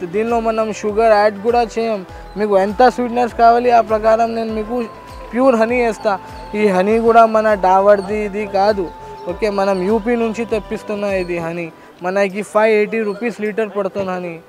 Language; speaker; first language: Telugu; non-native, local second language; Urdu